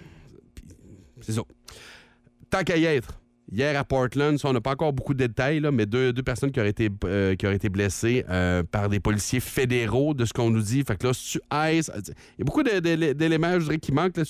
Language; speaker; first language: French; native; French